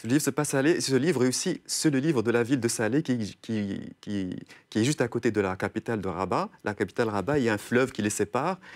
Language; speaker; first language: French; non-native, local second language; Arabic